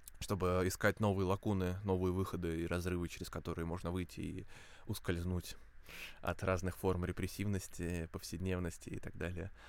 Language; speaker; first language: Russian; native; Russian